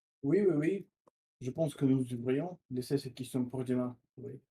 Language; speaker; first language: French; non-native, fluent; Russian